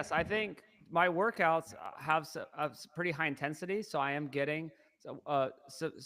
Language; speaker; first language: English; native; English